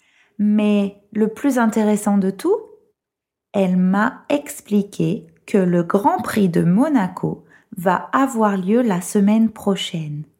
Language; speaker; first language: French; non-native, fluent; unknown